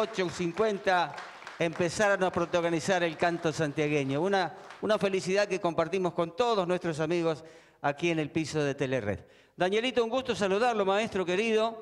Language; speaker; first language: Spanish; native; Spanish